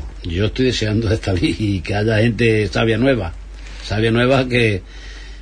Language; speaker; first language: Spanish; native; Spanish